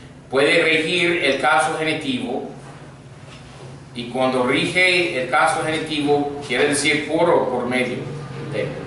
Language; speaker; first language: Spanish; non-native, fluent; English